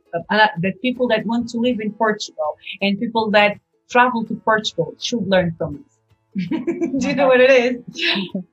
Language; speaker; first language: English; non-native, fluent; Portuguese